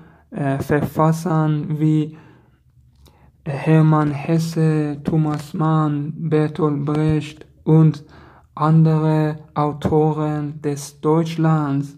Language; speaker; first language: German; non-native, learner; Persian